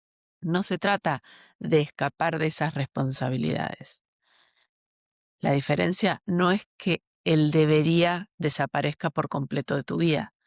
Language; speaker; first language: Spanish; native; Spanish